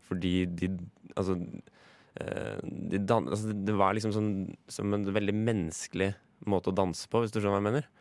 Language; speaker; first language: Norwegian; native; Norwegian